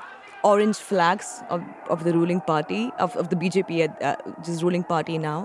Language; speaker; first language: English; non-native, local second language; Urdu